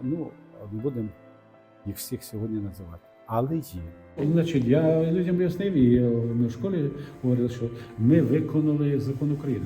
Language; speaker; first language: Ukrainian; non-native, local second language; Russian